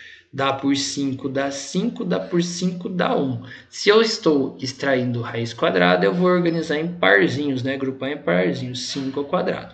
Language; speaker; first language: Portuguese; native; Portuguese